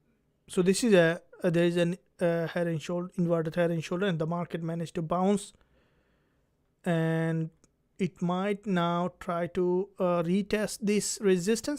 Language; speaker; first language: English; non-native, fluent; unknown